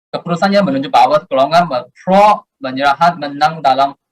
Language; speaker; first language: Malay; non-native, local second language; Chinese